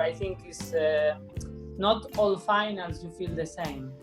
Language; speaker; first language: English; non-native, fluent; Spanish